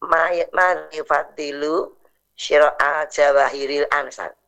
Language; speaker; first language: Arabic; non-native, learner; Indonesian